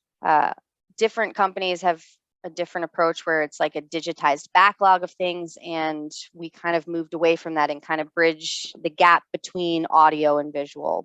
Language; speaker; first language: English; native; English